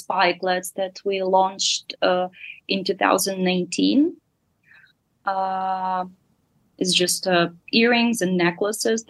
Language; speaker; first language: English; non-native, fluent; Ukrainian